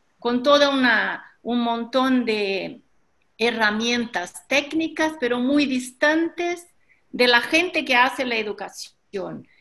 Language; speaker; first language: Spanish; non-native, fluent; Portuguese